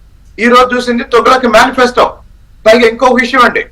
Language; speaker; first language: Telugu; native; Telugu